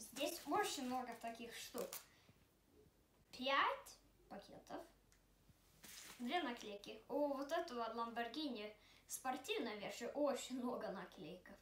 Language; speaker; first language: Russian; early bilingual, heritage; Russian